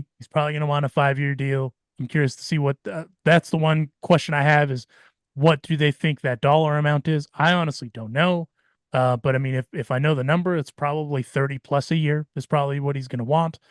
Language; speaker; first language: English; native; English